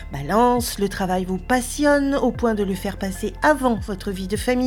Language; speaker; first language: French; native; French